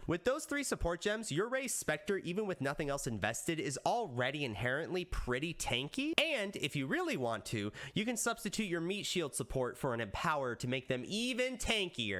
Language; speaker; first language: English; native; English